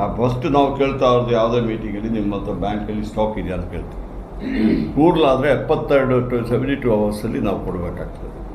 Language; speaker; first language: Kannada; non-native, local second language; Malayalam